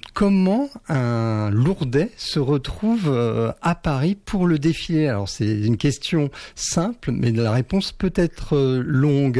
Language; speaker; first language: French; native; French